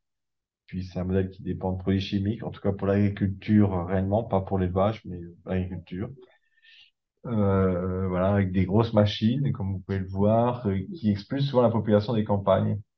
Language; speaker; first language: French; native; French